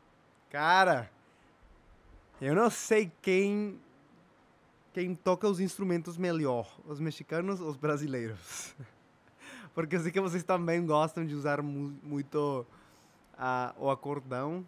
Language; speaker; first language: Portuguese; non-native, fluent; Spanish